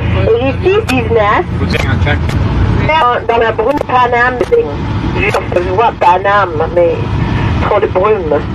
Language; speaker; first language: French; non-native, fluent; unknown